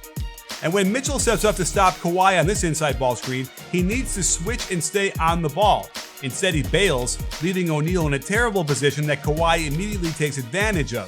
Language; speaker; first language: English; native; English